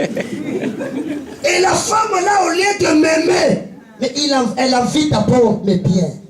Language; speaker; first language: French; non-native, local second language; Lingala